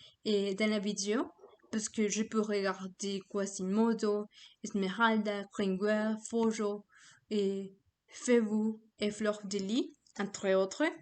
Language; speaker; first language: French; non-native, learner; Spanish